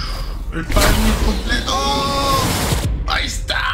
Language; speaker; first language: Spanish; native; Spanish